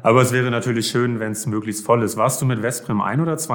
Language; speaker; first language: German; native; German